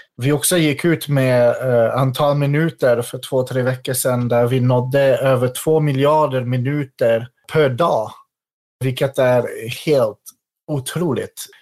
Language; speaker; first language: Swedish; non-native, fluent; French